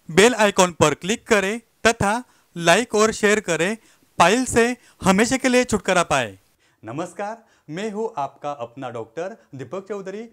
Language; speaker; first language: Hindi; non-native, local second language; Marathi